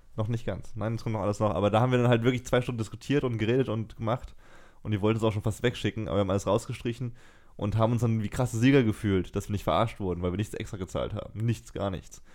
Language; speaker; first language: German; native; German